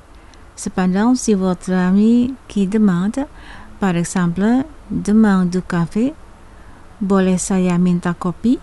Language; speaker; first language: French; non-native, fluent; Indonesian